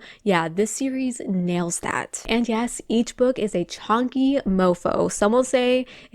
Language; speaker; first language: English; native; English